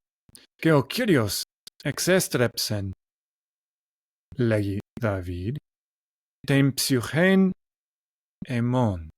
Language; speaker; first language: Greek; non-native, learner; English